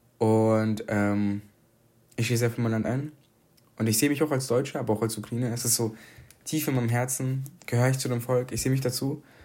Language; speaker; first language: German; early bilingual, other home language; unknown